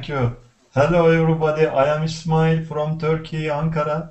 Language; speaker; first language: English; non-native, learner; Turkish